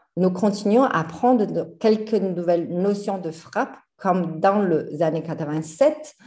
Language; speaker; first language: French; non-native, fluent; Chinese